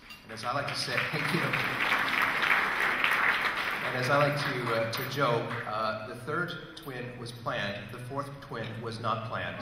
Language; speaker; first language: English; native; English